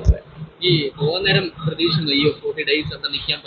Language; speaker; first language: Malayalam; native; Malayalam